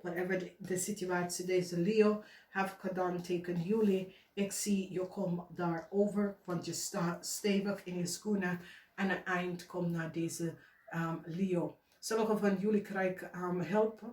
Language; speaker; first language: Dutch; non-native, learner; English